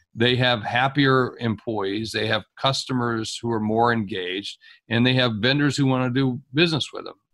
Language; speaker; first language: English; native; English